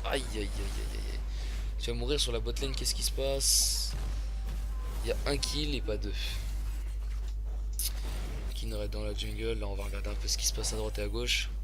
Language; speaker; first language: French; native; French